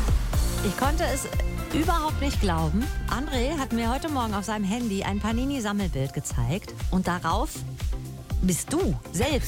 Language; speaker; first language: German; native; German